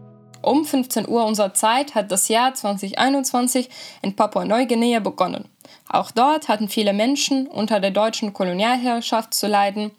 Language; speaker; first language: German; native; German